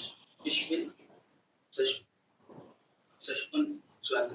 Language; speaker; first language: German; non-native, learner; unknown